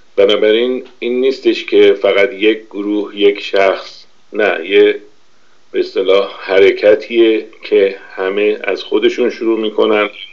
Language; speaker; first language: Persian; native; Persian